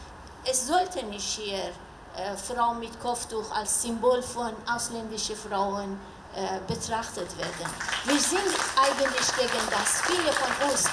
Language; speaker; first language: German; non-native, learner; Persian